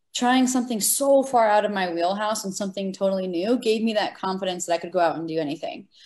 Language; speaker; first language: English; native; English